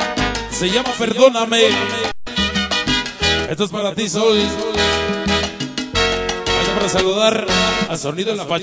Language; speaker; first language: Spanish; native; Spanish